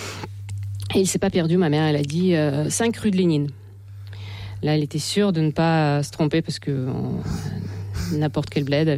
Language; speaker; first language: French; non-native, fluent; Russian